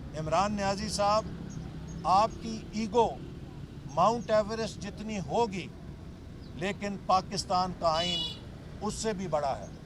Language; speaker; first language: Urdu; non-native, local second language; Punjabi